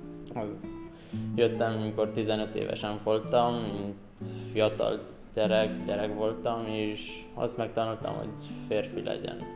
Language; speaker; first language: Hungarian; non-native, learner; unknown